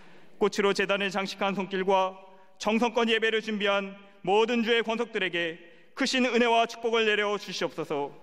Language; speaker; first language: Korean; native; Korean